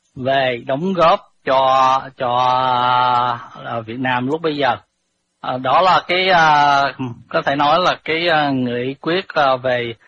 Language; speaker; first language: Vietnamese; native; Vietnamese